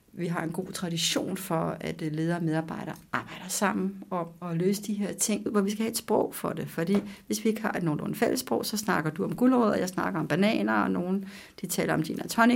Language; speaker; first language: Danish; native; Danish